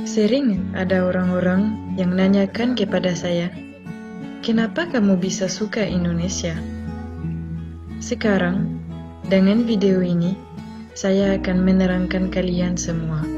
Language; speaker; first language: Indonesian; non-native, fluent; French